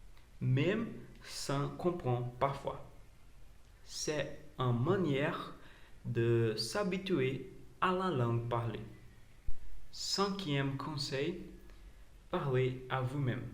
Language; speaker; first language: French; non-native, learner; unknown